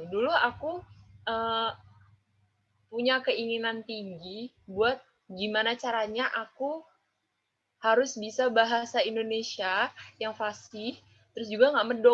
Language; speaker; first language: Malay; non-native, local second language; Javanese